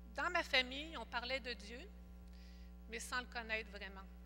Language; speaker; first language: French; native; French